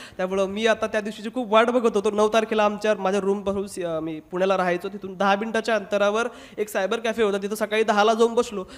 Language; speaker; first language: Marathi; non-native, local second language; Hindi